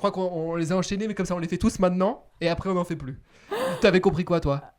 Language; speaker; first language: French; native; French